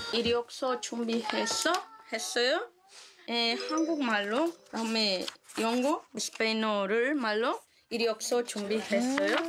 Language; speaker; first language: Korean; non-native, learner; Spanish